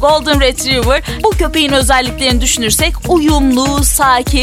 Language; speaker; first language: Turkish; native; Turkish